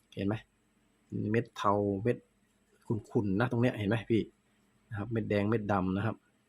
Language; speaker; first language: Thai; non-native, local second language; Northeastern Thai